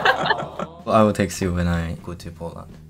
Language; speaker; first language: English; non-native, fluent; Japanese